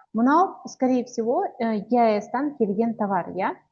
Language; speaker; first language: Russian; non-native, local second language; Kazakh